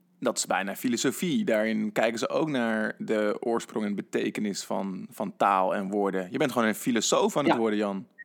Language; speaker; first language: Dutch; native; Dutch